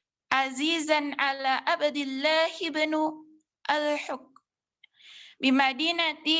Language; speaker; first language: Arabic; non-native, learner; Indonesian